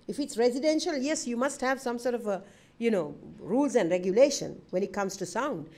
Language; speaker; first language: English; non-native, local second language; Sinhala